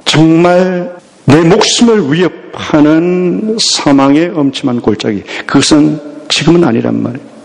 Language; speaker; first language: Korean; native; Korean